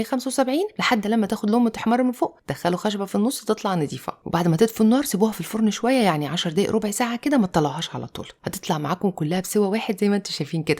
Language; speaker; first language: Arabic; native; Arabic